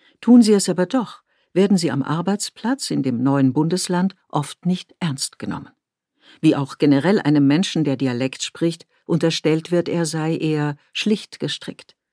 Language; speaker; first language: German; native; German